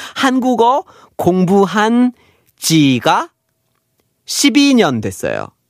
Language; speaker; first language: Korean; non-native, fluent; English